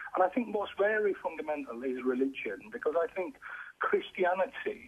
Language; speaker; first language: English; native; English